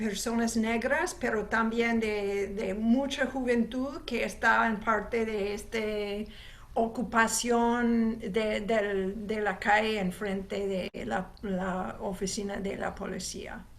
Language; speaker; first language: Spanish; non-native, fluent; English